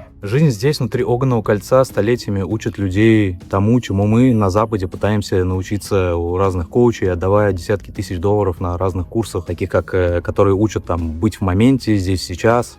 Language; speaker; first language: Russian; native; Russian